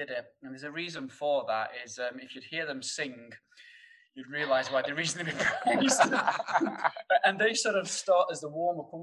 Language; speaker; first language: English; native; English